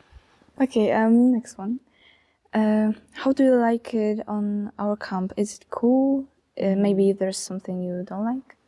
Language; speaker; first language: English; non-native, learner; Polish